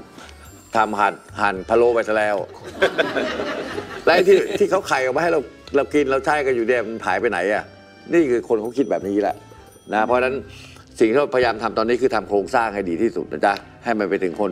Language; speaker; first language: Thai; native; Thai